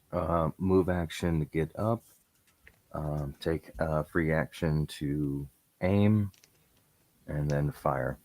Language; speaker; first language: English; native; English